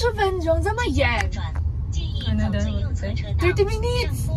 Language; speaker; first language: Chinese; non-native, learner; Filipino